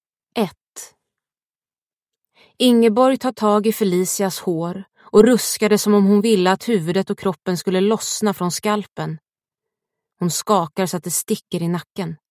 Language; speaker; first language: Swedish; native; Swedish